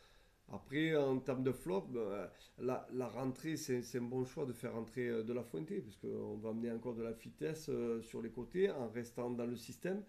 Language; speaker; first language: French; native; French